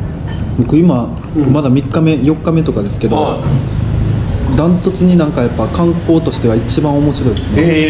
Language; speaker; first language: Japanese; native; Japanese